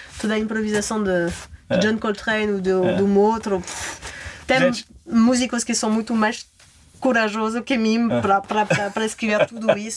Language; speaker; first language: Portuguese; non-native, learner; French